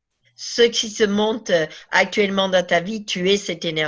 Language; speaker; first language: French; native; French